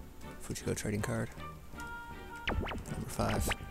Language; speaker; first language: English; native; English